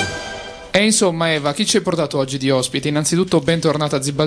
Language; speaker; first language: Italian; native; Italian